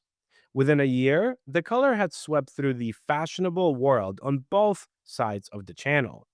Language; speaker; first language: English; native; English